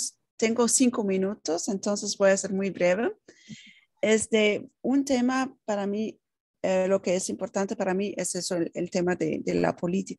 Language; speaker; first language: Spanish; non-native, fluent; Dutch